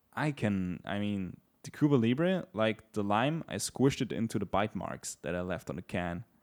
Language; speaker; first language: English; non-native, fluent; German